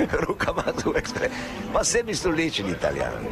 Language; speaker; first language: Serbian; non-native, learner; Italian